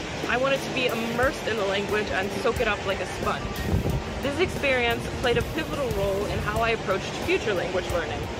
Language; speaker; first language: English; native; English